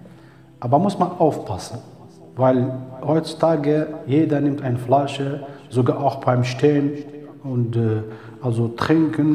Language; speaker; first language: German; non-native, learner; Arabic